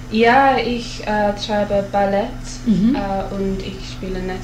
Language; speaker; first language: German; non-native, learner; English